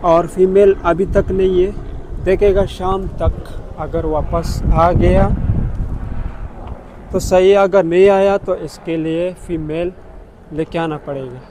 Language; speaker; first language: Hindi; non-native, fluent; Pashto